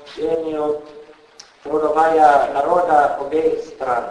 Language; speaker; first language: Russian; non-native, fluent; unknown